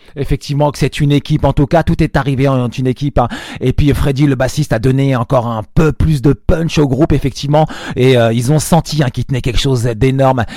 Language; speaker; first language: French; native; French